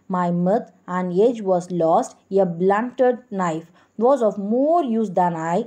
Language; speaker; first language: English; non-native, local second language; Tamil